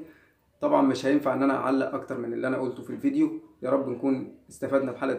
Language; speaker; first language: Arabic; native; Arabic